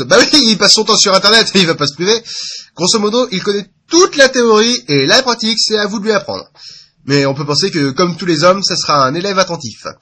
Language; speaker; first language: French; native; French